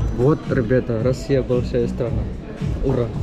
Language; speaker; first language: Russian; non-native, learner; Indonesian